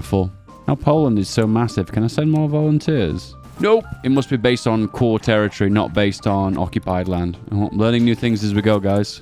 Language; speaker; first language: English; native; English